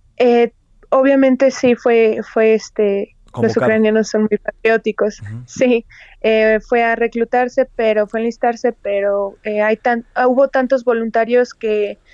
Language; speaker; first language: Spanish; native; Spanish